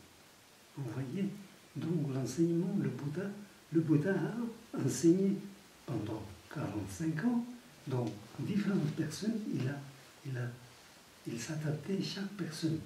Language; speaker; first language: French; non-native, fluent; Tibetan